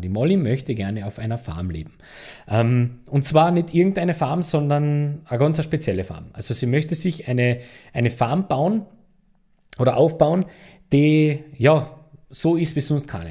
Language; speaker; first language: German; native; German